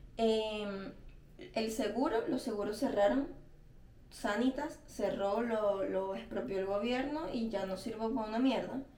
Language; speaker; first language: Spanish; native; Spanish